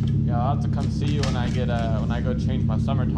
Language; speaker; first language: English; native; English